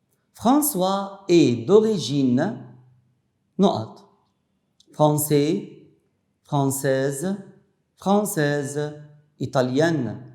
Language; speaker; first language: French; non-native, fluent; Arabic